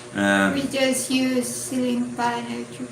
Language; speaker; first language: English; non-native, local second language; Filipino